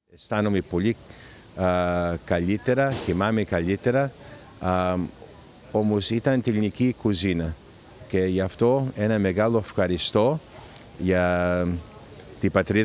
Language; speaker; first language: Greek; early bilingual, heritage; English